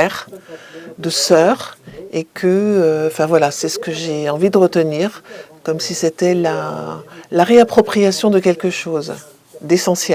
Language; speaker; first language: French; native; French